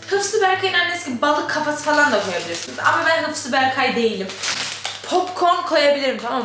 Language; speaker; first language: Turkish; native; Turkish